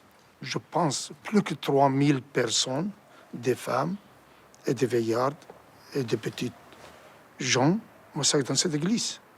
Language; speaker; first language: French; non-native, fluent; Assyrian Neo-Aramaic